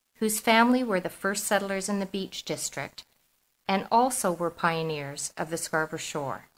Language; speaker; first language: English; native; English